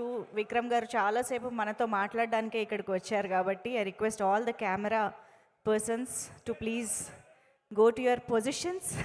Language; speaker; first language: Telugu; native; Telugu